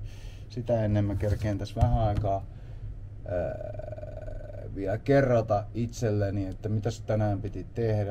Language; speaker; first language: Finnish; native; Finnish